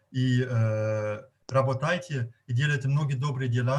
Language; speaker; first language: Russian; non-native, fluent; German